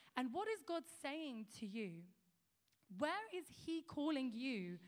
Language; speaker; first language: English; native; English